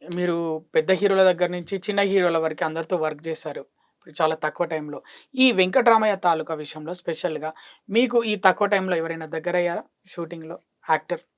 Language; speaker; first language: Telugu; native; Telugu